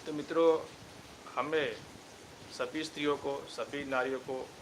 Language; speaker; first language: Hindi; non-native, local second language; Gujarati